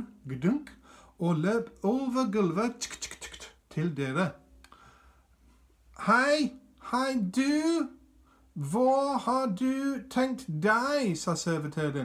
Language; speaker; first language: Norwegian; non-native, fluent; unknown